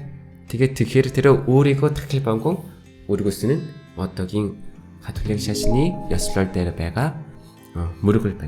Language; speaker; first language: Mongolian; non-native, fluent; Korean